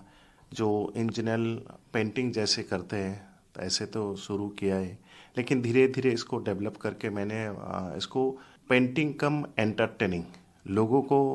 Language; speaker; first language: Hindi; non-native, local second language; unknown